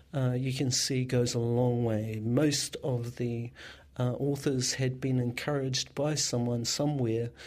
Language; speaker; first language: English; native; English